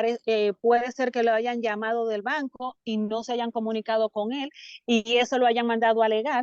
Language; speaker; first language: Spanish; native; Spanish